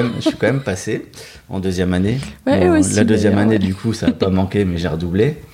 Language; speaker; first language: French; native; French